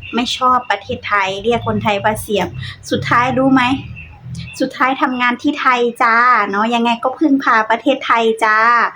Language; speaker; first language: Thai; native; Thai